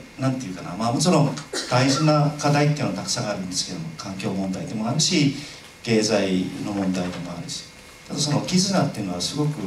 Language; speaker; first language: Japanese; non-native, fluent; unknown